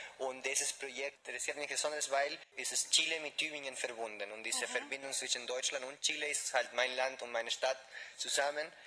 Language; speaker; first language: German; non-native, fluent; Spanish